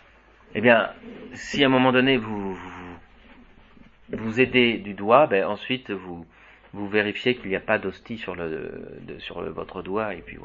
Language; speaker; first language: French; native; French